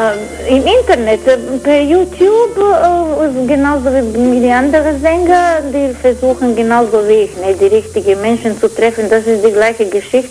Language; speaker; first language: German; non-native, fluent; Croatian